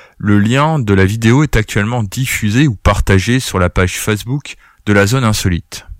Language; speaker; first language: French; native; French